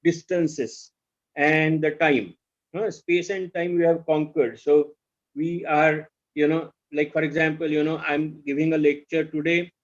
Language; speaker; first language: English; non-native, local second language; Marathi